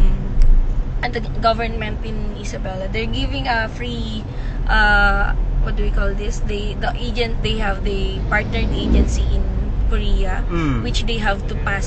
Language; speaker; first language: English; non-native, local second language; Filipino